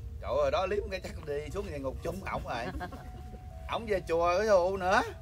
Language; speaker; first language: Vietnamese; early bilingual, heritage; Vietnamese